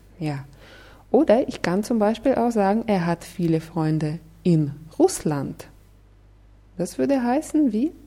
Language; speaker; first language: German; non-native, fluent; Russian